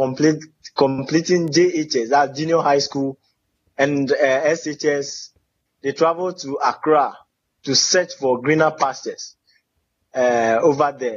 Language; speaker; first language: English; non-native, local second language; Ewe